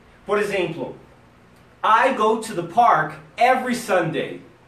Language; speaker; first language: English; non-native, fluent; Portuguese